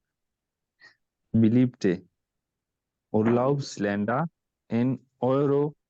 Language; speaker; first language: German; non-native, learner; Urdu